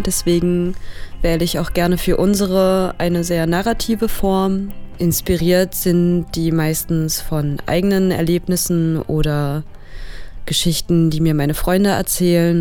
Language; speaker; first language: German; native; German